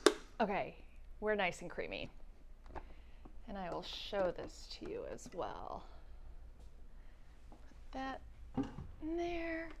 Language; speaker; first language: English; native; English